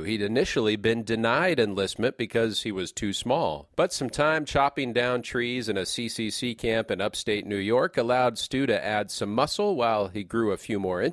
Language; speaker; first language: English; native; English